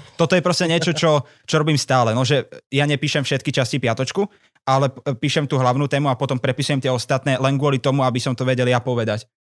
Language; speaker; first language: Slovak; native; Slovak